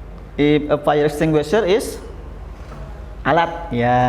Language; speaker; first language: English; non-native, learner; Indonesian